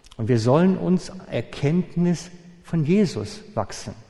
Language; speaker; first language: German; native; German